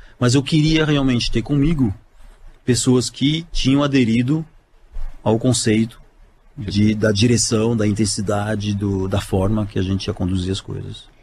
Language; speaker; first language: Portuguese; non-native, fluent; French